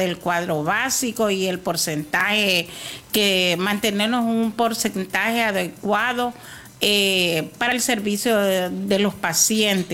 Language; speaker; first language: Spanish; native; Spanish